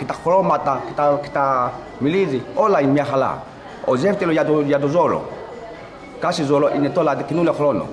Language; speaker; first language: Greek; non-native, learner; Chinese